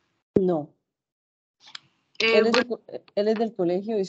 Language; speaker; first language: Spanish; native; Spanish